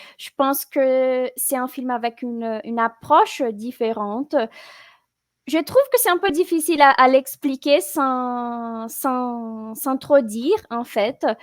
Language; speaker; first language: French; non-native, fluent; Portuguese